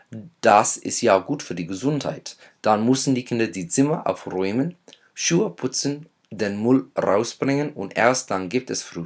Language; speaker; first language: German; non-native, fluent; English